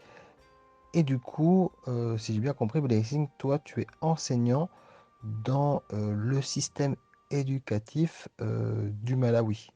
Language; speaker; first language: French; native; French